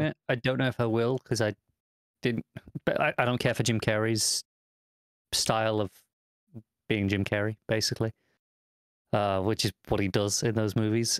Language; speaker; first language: English; native; English